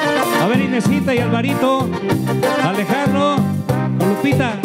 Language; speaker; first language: Spanish; native; Spanish